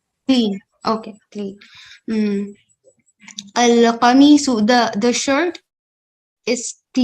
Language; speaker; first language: English; non-native, learner; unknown